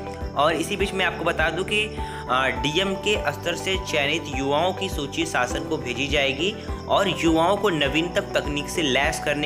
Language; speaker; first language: Hindi; native; Hindi